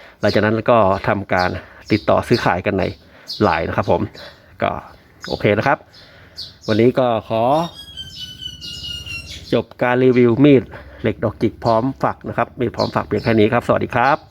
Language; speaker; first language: Thai; native; Thai